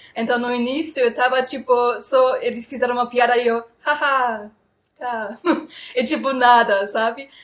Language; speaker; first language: Portuguese; non-native, fluent; German